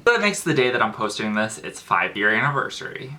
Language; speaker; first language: English; native; English